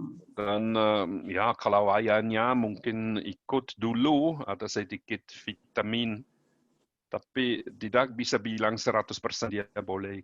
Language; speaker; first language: Indonesian; non-native, learner; German